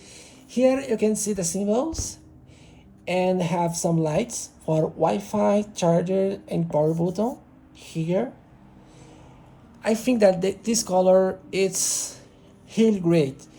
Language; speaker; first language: English; non-native, learner; Portuguese